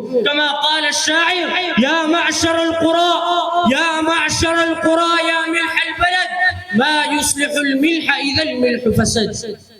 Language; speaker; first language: Arabic; non-native, learner; Urdu